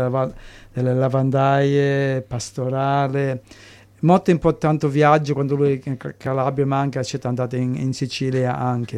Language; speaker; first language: Italian; early bilingual, heritage; English